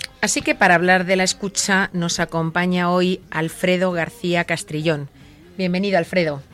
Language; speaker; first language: Spanish; native; Spanish